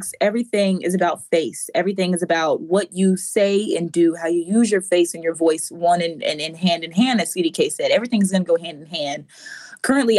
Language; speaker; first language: English; native; English